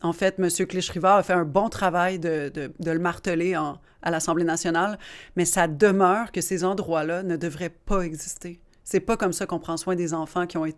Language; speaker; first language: French; native; French